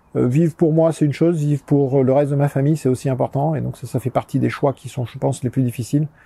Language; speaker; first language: French; native; French